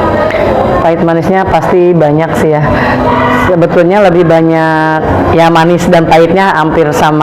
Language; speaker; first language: Indonesian; native; Indonesian